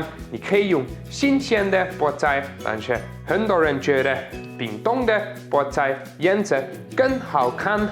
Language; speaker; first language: Chinese; non-native, learner; German